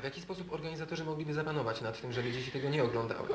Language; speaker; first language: Polish; native; Polish